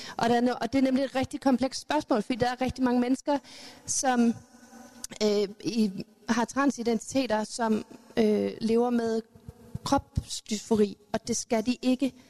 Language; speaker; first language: Danish; early bilingual, other home language; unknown